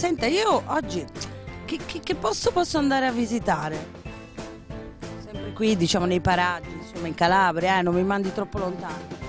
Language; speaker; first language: Italian; native; Italian